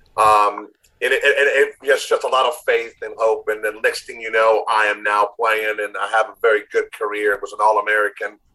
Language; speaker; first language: English; non-native, fluent; Spanish